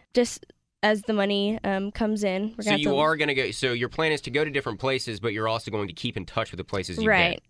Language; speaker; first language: English; native; English